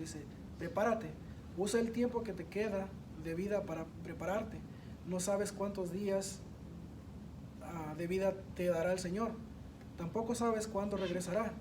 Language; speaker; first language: Spanish; native; Spanish